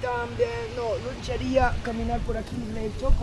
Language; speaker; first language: Spanish; native; Spanish